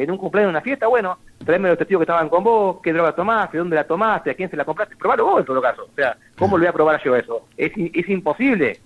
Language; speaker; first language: Spanish; native; Spanish